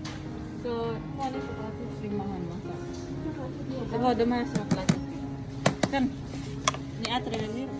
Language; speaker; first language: Swedish; early bilingual, other home language; Somali